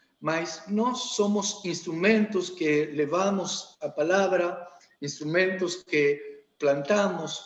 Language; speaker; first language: Portuguese; non-native, learner; Spanish